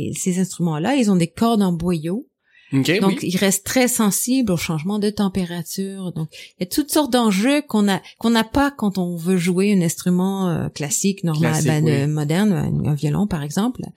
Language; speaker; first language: French; non-native, fluent; English